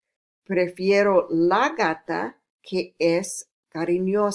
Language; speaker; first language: Spanish; non-native, fluent; English